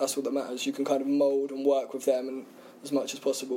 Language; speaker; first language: English; native; English